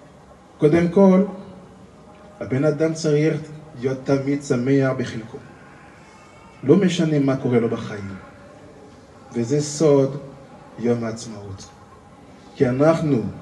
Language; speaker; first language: Hebrew; non-native, learner; French